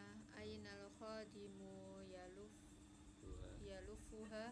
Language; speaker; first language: Arabic; non-native, learner; Indonesian